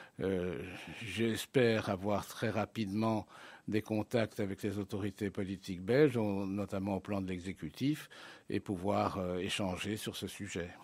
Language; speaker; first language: French; native; French